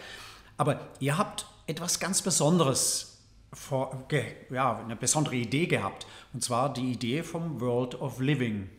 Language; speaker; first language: German; native; German